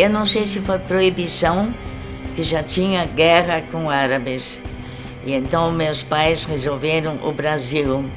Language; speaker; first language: Portuguese; early bilingual, other home language; German